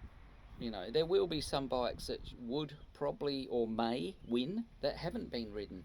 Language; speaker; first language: English; native; English